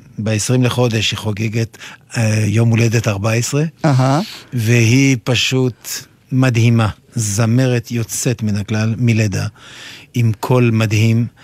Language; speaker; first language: Hebrew; non-native, fluent; French